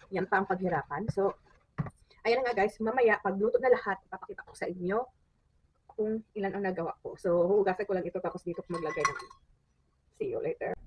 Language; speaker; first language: Filipino; non-native, local second language; Cebuano